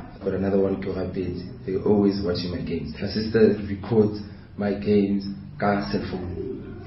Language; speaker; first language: English; non-native, local second language; Southern Sotho